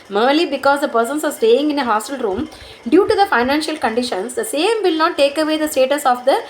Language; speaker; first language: English; non-native, local second language; Tamil